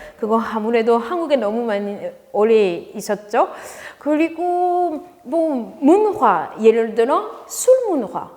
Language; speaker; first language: Korean; non-native, fluent; French